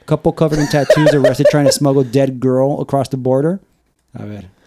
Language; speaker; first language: English; early bilingual, other home language; Spanish